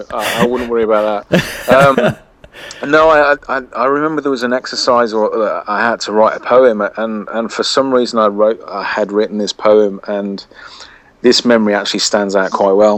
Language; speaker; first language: English; native; English